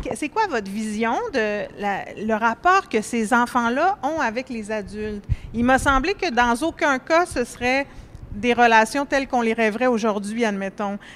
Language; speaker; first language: French; native; French